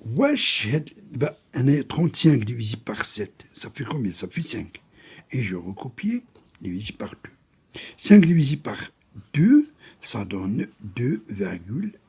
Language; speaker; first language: French; non-native, local second language; Arabic